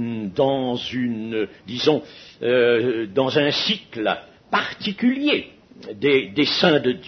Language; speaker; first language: French; native; French